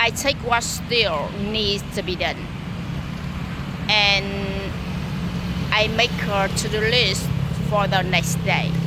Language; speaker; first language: English; non-native, learner; Vietnamese